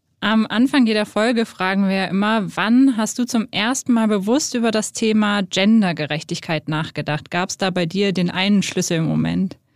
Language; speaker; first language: German; native; German